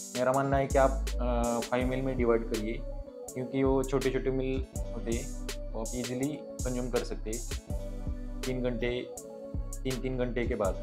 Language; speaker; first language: Hindi; non-native, local second language; Marathi